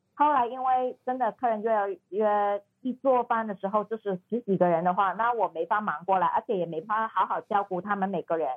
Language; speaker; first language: Chinese; non-native, fluent; Cantonese